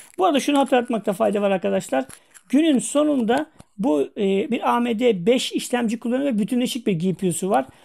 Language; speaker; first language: Turkish; native; Turkish